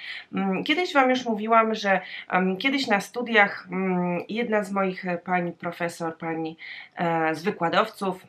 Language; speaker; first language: Polish; native; Polish